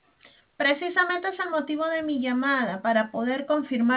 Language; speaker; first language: Spanish; native; Spanish